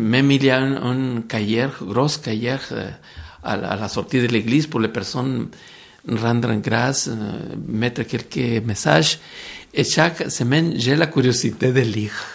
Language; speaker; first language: French; non-native, fluent; Spanish